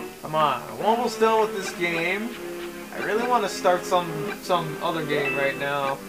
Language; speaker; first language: English; native; English